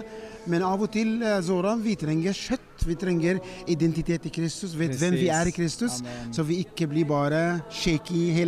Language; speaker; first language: Norwegian; non-native, fluent; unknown